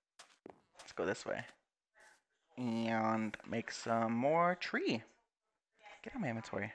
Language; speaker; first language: English; native; English